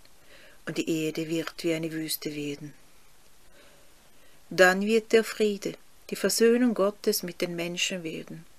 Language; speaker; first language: German; native; German